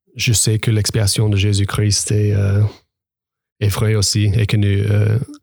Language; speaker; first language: French; non-native, fluent; English